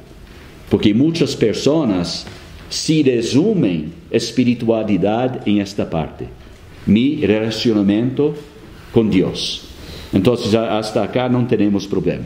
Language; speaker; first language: Spanish; non-native, fluent; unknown